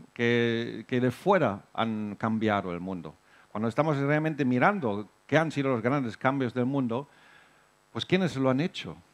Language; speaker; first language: Spanish; non-native, fluent; German